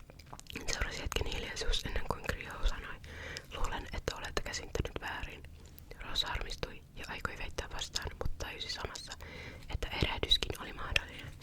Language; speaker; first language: Finnish; native; Finnish